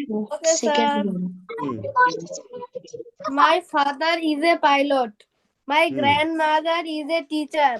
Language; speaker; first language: English; non-native, learner; Bangla